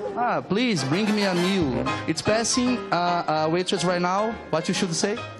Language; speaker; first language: English; non-native, learner; Portuguese